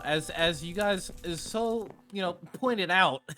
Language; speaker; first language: English; native; English